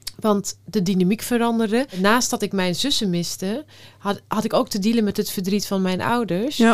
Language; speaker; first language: Dutch; early bilingual, other home language; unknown